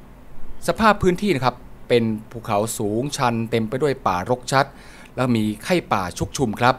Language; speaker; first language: Thai; native; Thai